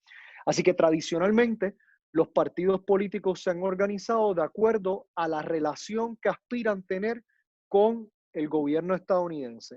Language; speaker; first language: Spanish; native; Spanish